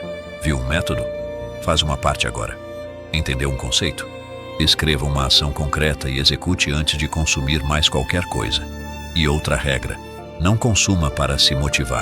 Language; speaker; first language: Portuguese; native; Portuguese